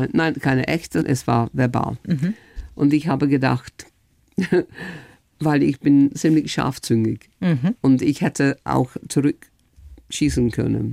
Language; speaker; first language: German; non-native, fluent; English